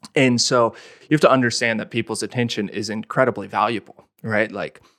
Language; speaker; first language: English; native; English